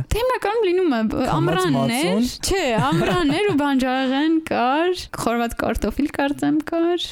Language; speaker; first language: Armenian; native; Armenian